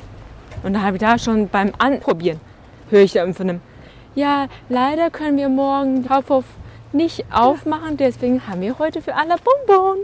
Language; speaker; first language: German; non-native, fluent; Chinese